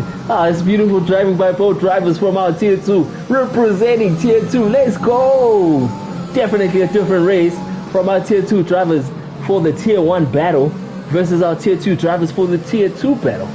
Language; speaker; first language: English; non-native, local second language; Zulu